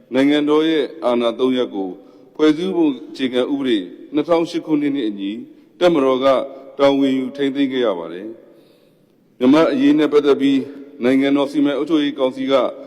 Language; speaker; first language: Burmese; native; Burmese